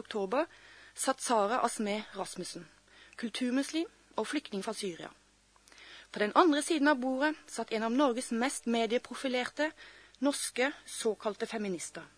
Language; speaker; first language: Norwegian; native; Norwegian